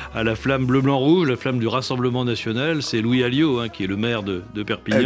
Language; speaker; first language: French; native; French